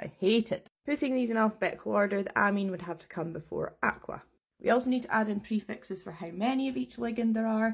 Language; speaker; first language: English; native; English